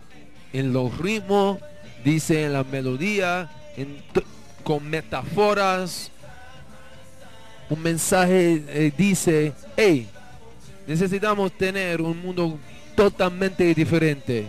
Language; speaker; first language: Spanish; non-native, learner; English